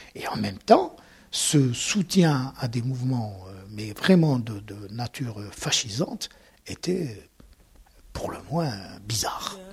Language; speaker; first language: French; non-native, local second language; Arabic